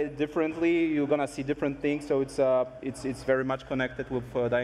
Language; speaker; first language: English; non-native, fluent; Polish